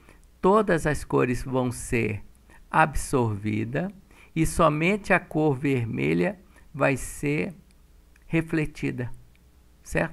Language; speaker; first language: Portuguese; native; Portuguese